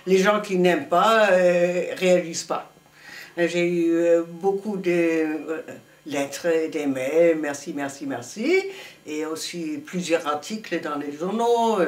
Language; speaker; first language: French; non-native, fluent; German